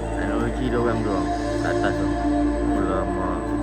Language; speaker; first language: Malay; native; Malay